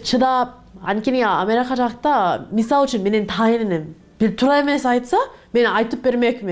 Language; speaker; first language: Kyrgyz; non-native, learner; English